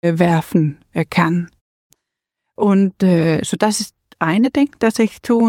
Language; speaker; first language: German; non-native, learner; Danish